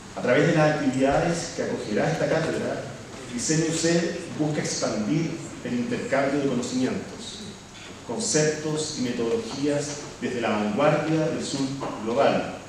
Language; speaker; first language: Spanish; native; Spanish